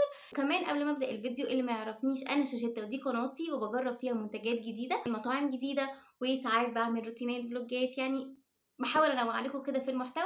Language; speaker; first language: Arabic; native; Arabic